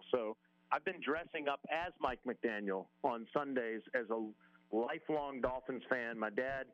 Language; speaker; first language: English; native; English